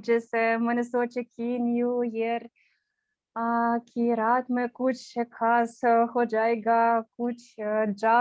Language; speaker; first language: Hindi; non-native, learner; Russian